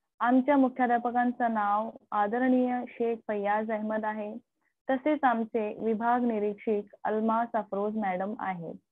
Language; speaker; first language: Marathi; non-native, local second language; Urdu